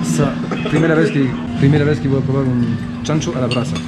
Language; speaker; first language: Spanish; non-native, fluent; French